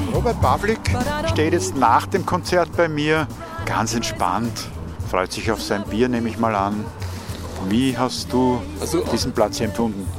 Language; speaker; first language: German; native; German